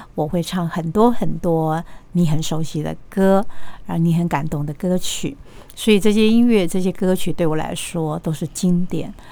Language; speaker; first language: Chinese; native; Chinese